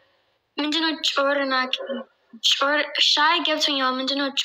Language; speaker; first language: Amharic; non-native, learner; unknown